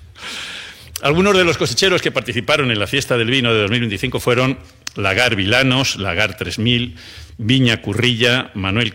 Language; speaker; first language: Spanish; native; Spanish